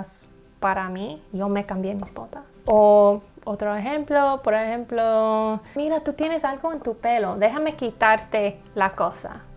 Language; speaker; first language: Spanish; non-native, learner; English